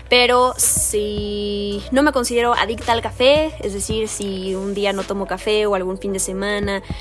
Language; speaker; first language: Spanish; native; Spanish